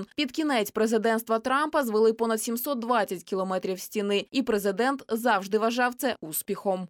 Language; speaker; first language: Ukrainian; native; Ukrainian